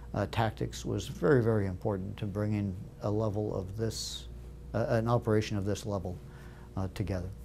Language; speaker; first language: English; native; English